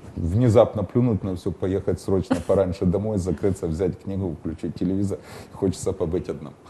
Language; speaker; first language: Russian; non-native, local second language; Ukrainian